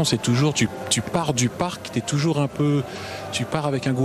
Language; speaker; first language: French; native; French